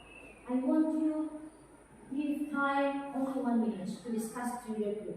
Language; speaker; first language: English; non-native, learner; Indonesian